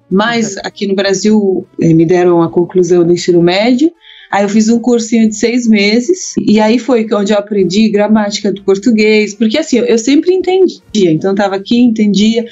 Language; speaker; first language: Portuguese; early bilingual, heritage; Portuguese